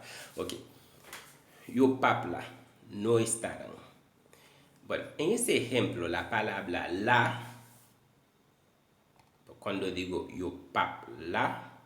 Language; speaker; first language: Spanish; non-native, fluent; Haitian Creole